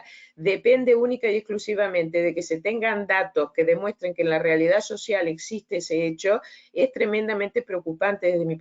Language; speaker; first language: Spanish; native; Spanish